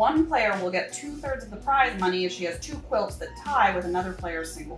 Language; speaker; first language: English; native; English